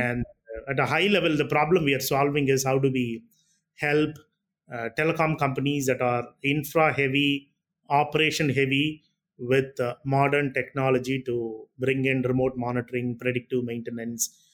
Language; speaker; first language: English; non-native, local second language; Tamil